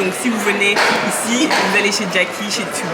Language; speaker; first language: French; native; French